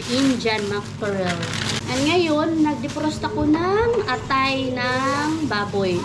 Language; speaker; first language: Filipino; non-native, local second language; Cebuano